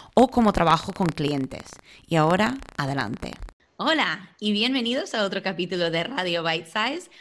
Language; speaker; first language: Spanish; non-native, fluent; English